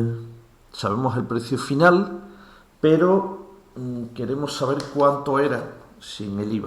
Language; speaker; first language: Spanish; native; Spanish